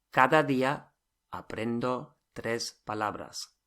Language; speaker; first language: Spanish; non-native, fluent; English